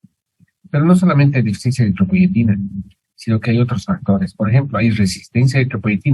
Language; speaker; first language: Spanish; native; Spanish